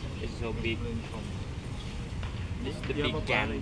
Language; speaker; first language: English; non-native, learner; Khmer